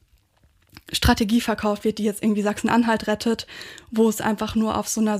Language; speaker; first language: German; native; German